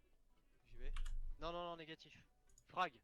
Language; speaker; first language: French; native; French